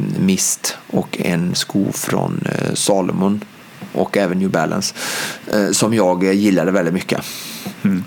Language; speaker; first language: Swedish; native; Swedish